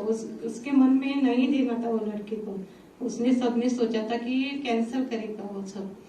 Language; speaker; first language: Hindi; non-native, local second language; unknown